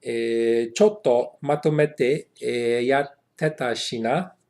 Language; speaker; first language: Japanese; non-native, learner; English